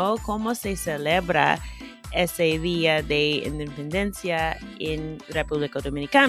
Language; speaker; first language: Spanish; non-native, fluent; English